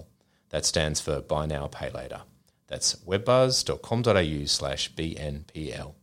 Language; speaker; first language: English; native; English